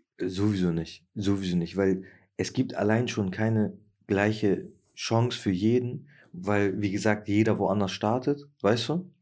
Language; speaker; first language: German; early bilingual, other home language; Turkish